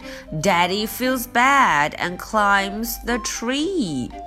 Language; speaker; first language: English; non-native, fluent; Chinese